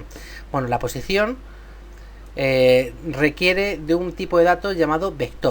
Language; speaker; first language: Spanish; native; Spanish